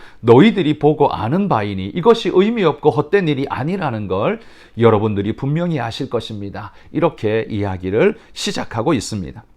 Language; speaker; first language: Korean; native; Korean